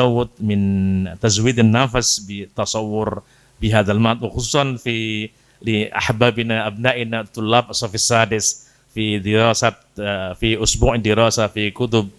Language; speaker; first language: Arabic; non-native, fluent; Indonesian